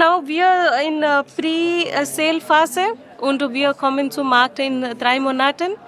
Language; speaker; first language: German; non-native, learner; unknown